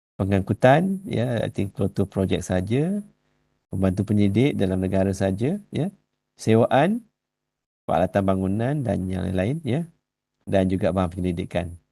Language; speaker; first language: Malay; native; Malay